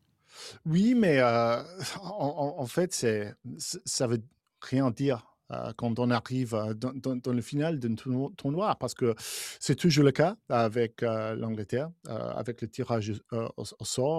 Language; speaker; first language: French; non-native, fluent; English